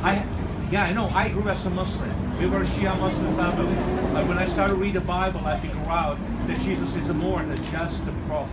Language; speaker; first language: English; non-native, fluent; Azerbaijani